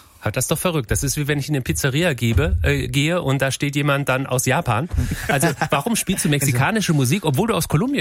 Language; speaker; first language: German; native; German